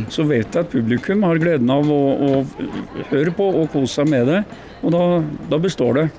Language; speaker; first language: Norwegian; native; Norwegian